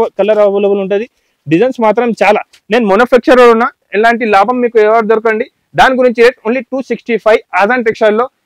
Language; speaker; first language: Telugu; non-native, local second language; Urdu